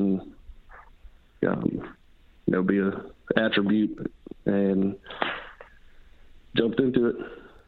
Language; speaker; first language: English; native; English